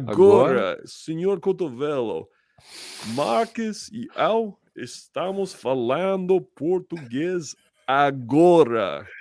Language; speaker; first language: Portuguese; non-native, learner; English